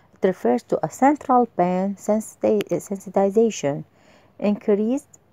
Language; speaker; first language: English; non-native, fluent; Arabic